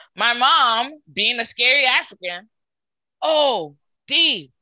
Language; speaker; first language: English; native; English